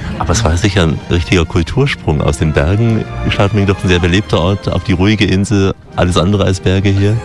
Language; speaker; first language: German; native; German